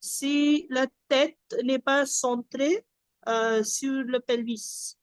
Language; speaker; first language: French; non-native, fluent; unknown